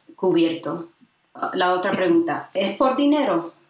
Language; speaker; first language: Spanish; early bilingual, heritage; Spanish